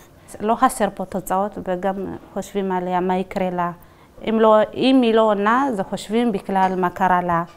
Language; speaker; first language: Hebrew; early bilingual, other home language; Amharic